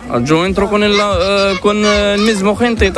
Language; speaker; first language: Spanish; non-native, learner; Arabic